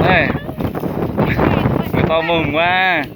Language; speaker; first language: Vietnamese; non-native, local second language; Jarai